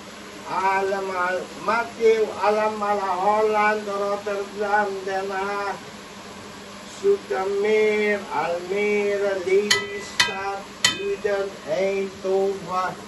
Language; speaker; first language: Dutch; non-native, local second language; Caribbean Hindustani